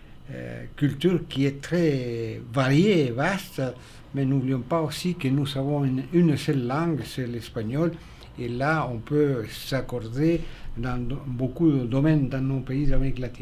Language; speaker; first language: French; non-native, fluent; Spanish